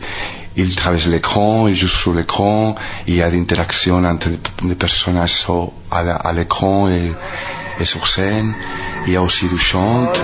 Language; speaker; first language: French; non-native, fluent; Spanish